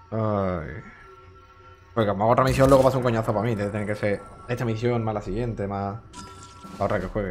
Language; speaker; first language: Spanish; native; Spanish